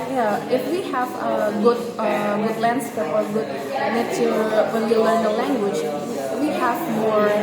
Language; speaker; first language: English; non-native, learner; Indonesian